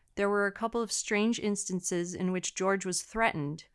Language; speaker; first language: English; native; English